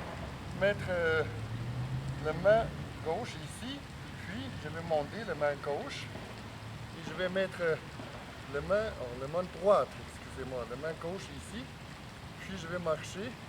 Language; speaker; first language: French; non-native, learner; Chinese